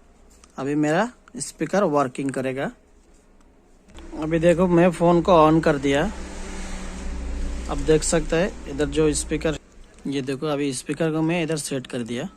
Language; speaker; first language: Hindi; non-native, local second language; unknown